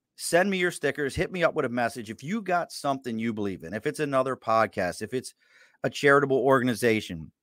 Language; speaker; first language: English; native; English